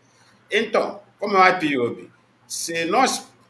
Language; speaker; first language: Portuguese; non-native, learner; Igbo